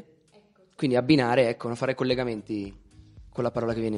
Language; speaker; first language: Italian; native; Italian